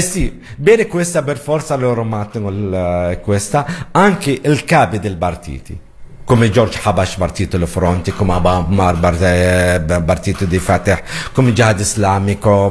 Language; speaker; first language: Italian; non-native, learner; Arabic